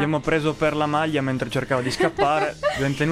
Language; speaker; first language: Italian; native; Italian